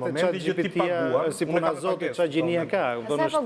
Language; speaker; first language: Albanian; native; Albanian